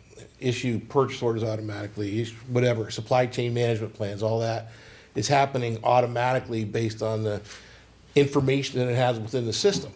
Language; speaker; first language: English; native; English